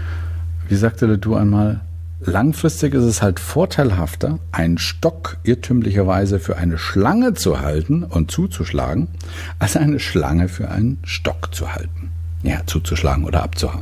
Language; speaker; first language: German; native; German